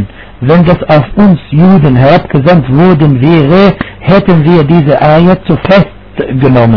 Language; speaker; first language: German; non-native, fluent; Arabic